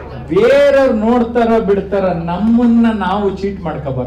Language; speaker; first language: Kannada; native; Kannada